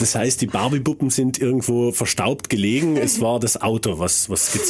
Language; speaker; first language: German; native; German